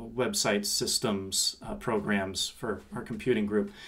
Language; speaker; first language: English; native; English